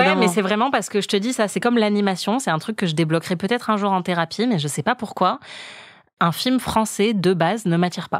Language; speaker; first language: French; native; French